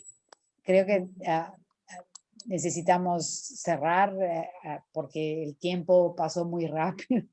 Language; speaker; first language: Spanish; non-native, fluent; Portuguese